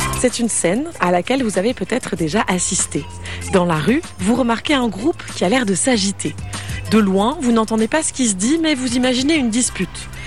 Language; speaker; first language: French; native; French